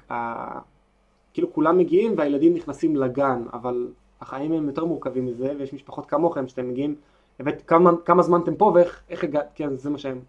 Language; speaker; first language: Hebrew; native; Hebrew